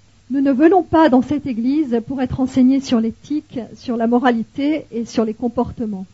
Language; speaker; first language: French; native; French